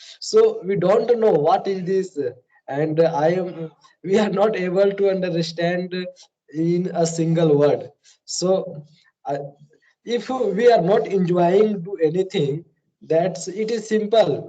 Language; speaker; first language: English; non-native, learner; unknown